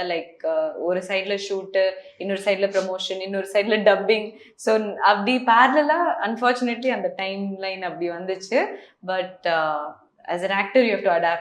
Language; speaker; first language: Tamil; non-native, local second language; Malayalam